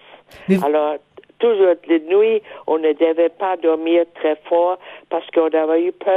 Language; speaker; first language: French; non-native, fluent; German